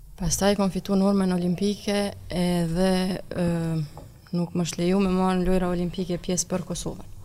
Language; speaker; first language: Albanian; native; Albanian